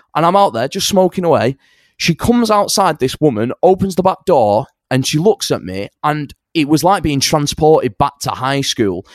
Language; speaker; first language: English; native; English